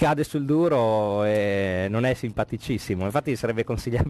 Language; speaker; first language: Italian; native; Italian